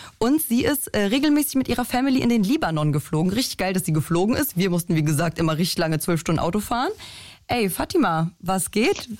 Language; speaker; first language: German; early bilingual, other home language; Polish